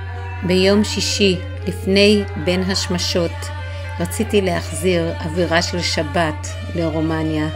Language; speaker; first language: Hebrew; non-native, fluent; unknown